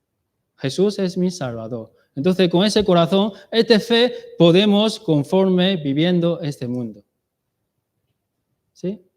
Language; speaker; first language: Spanish; non-native, learner; Chinese